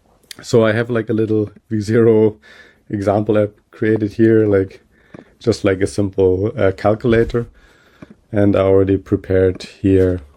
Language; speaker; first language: English; non-native, fluent; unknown